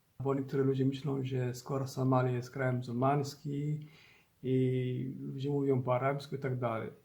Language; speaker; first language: Polish; non-native, learner; Somali